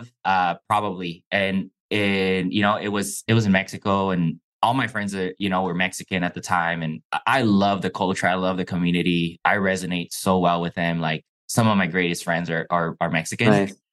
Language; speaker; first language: English; non-native, fluent; Chinese